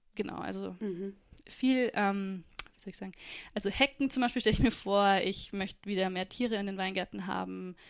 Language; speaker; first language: German; native; German